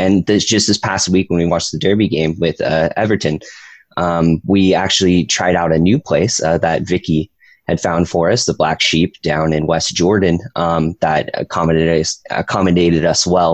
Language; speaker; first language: English; native; English